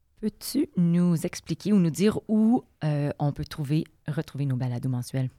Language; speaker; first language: French; native; French